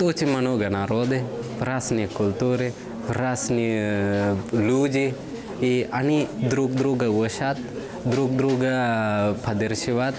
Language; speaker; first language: Russian; non-native, learner; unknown